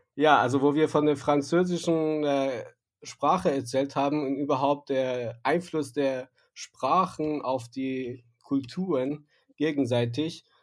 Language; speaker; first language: German; non-native, fluent; Persian